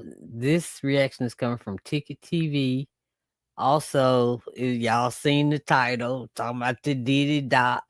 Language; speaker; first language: English; native; English